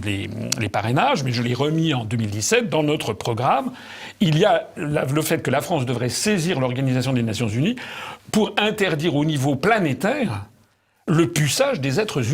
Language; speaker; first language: French; native; French